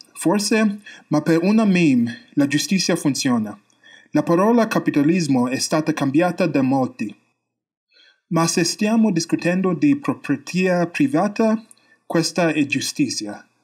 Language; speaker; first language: Italian; non-native, learner; English